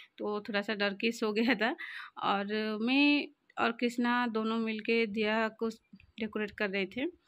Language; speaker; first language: Hindi; non-native, local second language; Odia